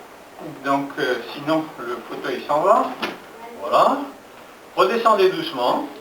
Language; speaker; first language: French; native; French